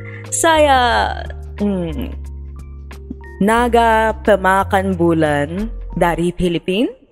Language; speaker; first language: Indonesian; non-native, learner; Filipino